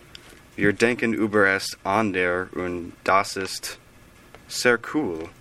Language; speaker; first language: German; non-native, learner; English